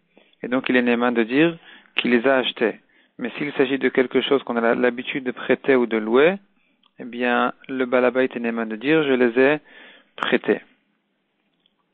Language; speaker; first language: French; native; French